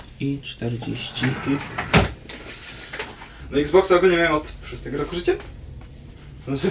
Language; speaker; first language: Polish; native; Polish